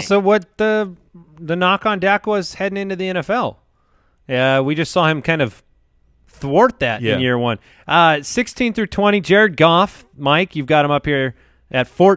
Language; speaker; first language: English; native; English